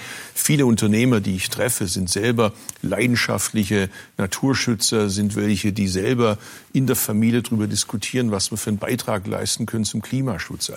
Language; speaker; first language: German; early bilingual, other home language; Turkish